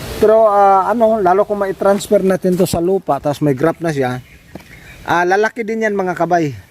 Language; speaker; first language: Filipino; non-native, local second language; Cebuano